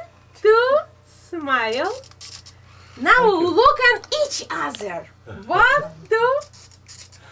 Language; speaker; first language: English; non-native, learner; Russian